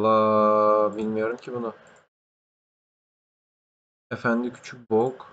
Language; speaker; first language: Turkish; native; Turkish